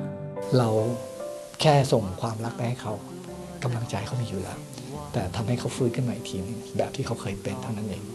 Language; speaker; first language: Thai; native; Thai